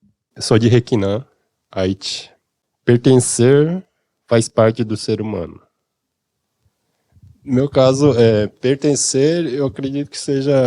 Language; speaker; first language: Portuguese; non-native, fluent; Haitian Creole